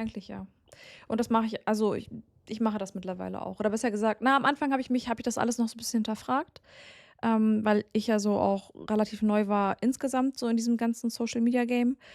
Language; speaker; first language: German; native; German